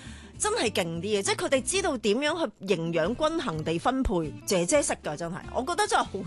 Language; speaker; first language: Cantonese; native; Cantonese